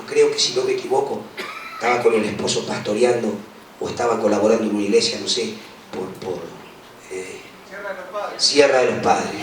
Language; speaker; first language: Spanish; native; Spanish